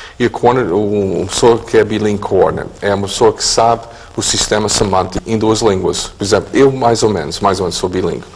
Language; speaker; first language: Portuguese; early bilingual, heritage; English